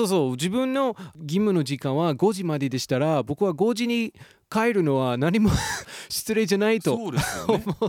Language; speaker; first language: Japanese; non-native, fluent; English